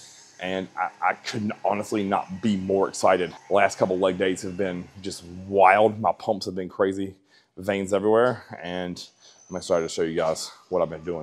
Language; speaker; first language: English; native; English